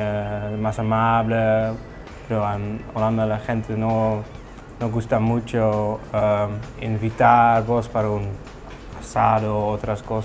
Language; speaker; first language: Spanish; non-native, learner; Dutch